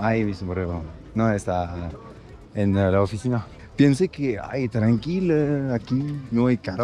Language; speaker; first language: Spanish; non-native, learner; French